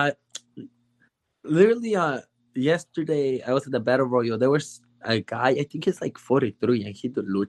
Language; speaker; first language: English; non-native, fluent; Spanish